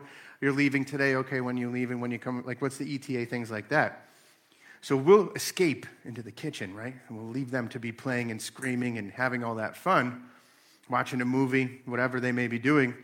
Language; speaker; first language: English; native; English